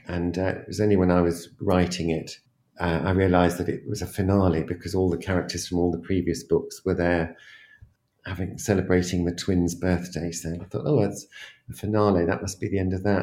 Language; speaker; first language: English; native; English